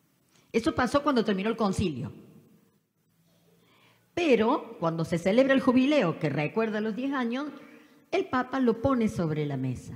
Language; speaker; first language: Spanish; native; Spanish